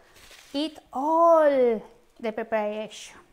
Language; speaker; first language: English; non-native, learner; Spanish